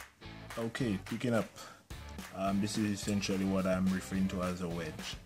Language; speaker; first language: English; native; English